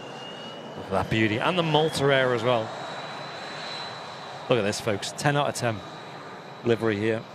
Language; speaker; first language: English; native; English